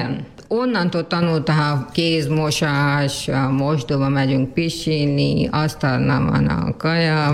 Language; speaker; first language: Hungarian; non-native, learner; Urdu